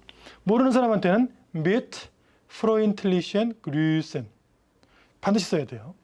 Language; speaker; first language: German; non-native, fluent; Korean